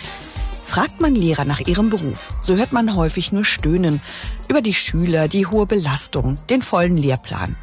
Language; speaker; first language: German; native; German